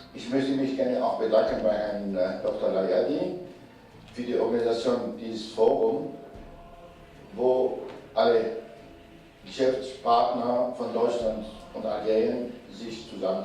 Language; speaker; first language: German; non-native, fluent; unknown